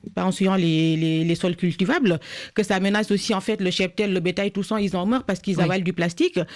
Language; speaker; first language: French; non-native, local second language; Wolof